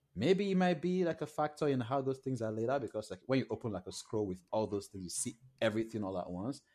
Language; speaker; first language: English; non-native, local second language; Yoruba